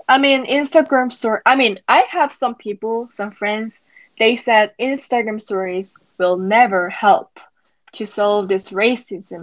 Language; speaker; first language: English; non-native, fluent; Korean